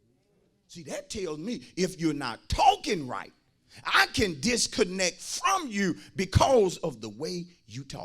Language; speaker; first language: English; native; English